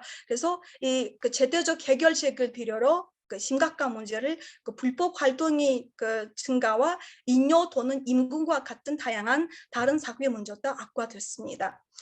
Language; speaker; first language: Korean; non-native, learner; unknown